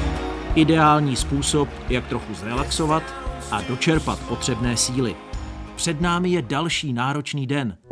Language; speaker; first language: Czech; native; Czech